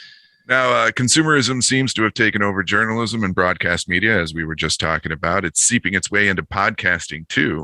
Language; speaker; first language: English; native; English